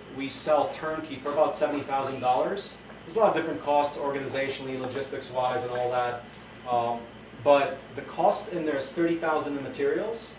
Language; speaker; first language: English; non-native, fluent; Polish